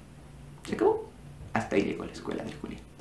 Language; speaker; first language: Spanish; native; Spanish